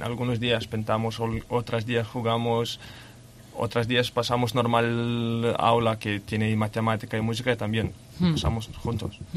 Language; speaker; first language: Spanish; non-native, learner; Lithuanian